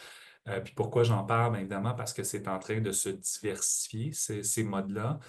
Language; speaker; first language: French; native; French